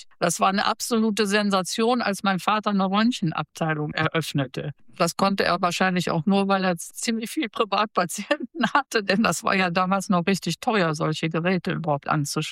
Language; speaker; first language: German; native; German